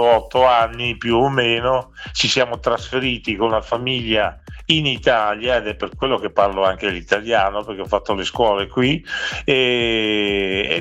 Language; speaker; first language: Italian; early bilingual, other home language; Dutch